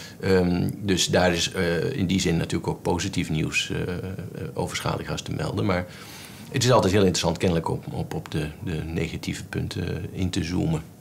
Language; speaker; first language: Dutch; native; Dutch